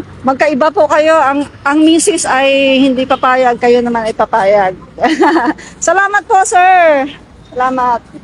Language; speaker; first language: Filipino; native; Filipino